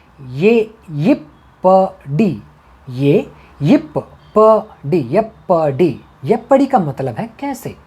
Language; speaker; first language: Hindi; non-native, local second language; Tamil